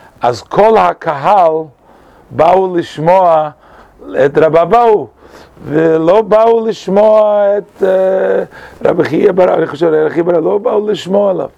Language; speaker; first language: Hebrew; non-native, fluent; English